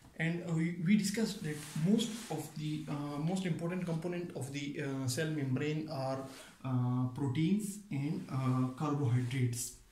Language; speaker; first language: English; non-native, local second language; Pashto